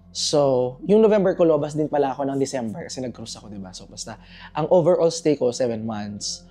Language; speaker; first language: Filipino; native; Filipino